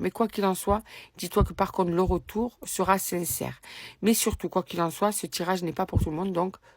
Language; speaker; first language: French; native; French